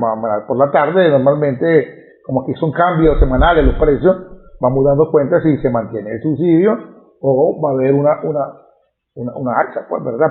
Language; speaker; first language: Spanish; native; Spanish